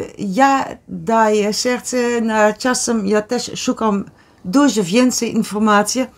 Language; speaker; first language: Polish; non-native, learner; Dutch